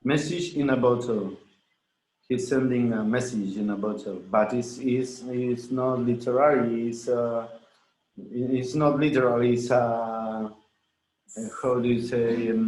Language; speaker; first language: English; non-native, learner; Spanish